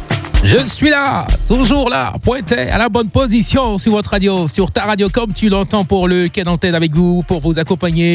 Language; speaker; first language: French; native; French